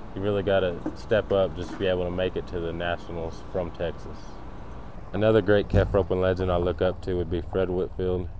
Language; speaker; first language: English; native; English